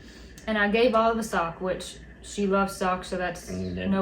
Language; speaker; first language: English; native; English